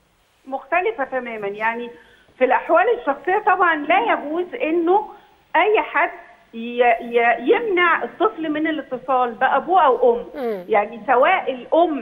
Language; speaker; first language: Arabic; native; Arabic